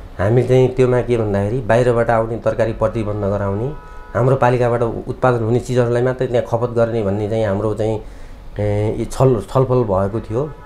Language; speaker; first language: Nepali; native; Nepali